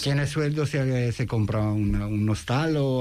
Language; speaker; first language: Spanish; non-native, fluent; Italian